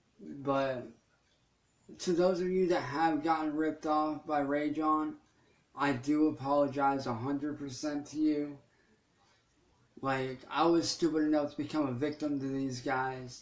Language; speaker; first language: English; native; English